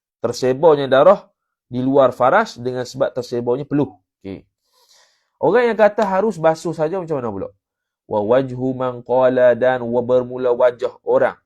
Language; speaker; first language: Malay; native; Malay